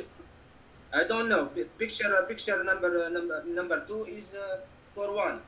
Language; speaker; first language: English; non-native, learner; French